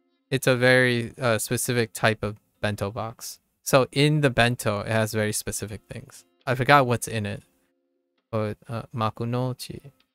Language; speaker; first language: English; native; English